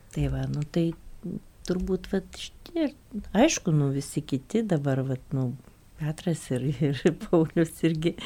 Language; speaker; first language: Lithuanian; native; Lithuanian